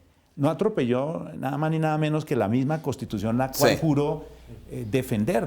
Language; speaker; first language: Spanish; native; Spanish